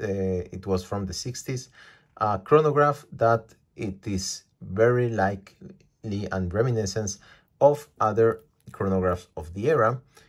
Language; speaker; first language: English; non-native, fluent; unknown